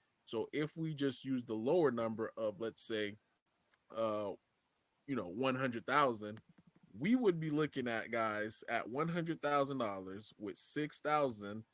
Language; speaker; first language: English; native; English